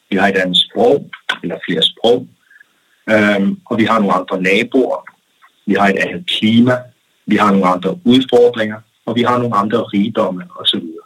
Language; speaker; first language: Danish; non-native, local second language; Kalaallisut